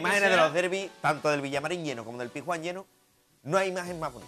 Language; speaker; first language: Spanish; native; Spanish